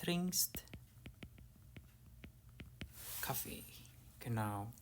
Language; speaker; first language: German; non-native, fluent; Indonesian